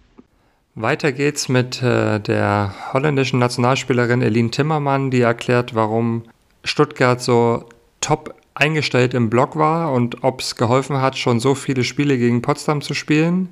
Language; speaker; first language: German; native; German